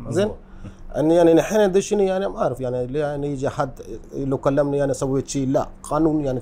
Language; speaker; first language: Arabic; non-native, learner; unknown